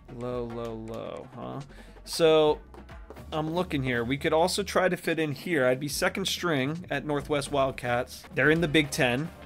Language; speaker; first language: English; native; English